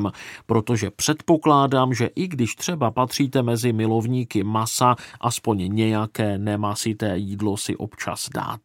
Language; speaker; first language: Czech; native; Czech